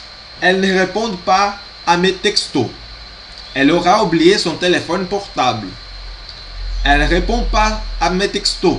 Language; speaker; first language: French; non-native, fluent; Portuguese